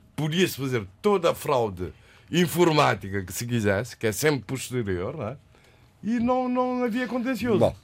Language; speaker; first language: Portuguese; non-native, local second language; Kabuverdianu